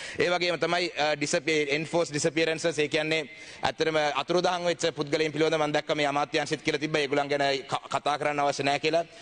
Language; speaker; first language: Sinhala; non-native, local second language; Tamil